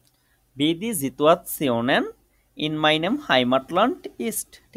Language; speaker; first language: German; non-native, fluent; Bangla